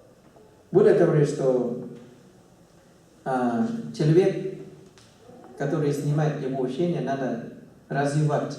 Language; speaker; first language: Russian; non-native, fluent; Thai